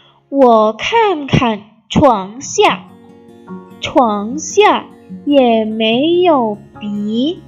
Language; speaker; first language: Chinese; non-native, fluent; Indonesian